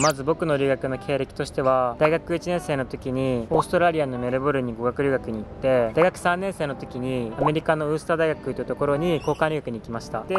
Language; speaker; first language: Japanese; native; Japanese